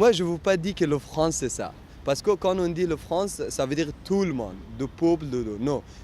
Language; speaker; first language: French; non-native, learner; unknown